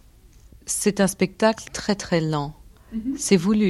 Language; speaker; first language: French; native; French